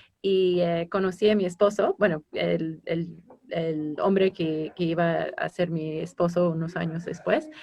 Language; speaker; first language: Spanish; non-native, fluent; English